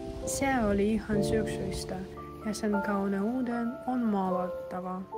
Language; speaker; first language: Finnish; non-native, learner; Russian